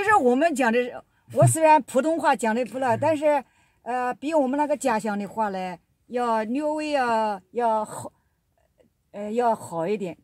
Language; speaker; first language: Chinese; non-native, local second language; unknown